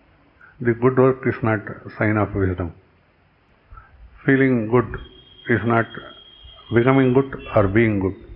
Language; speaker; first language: English; non-native, local second language; Kannada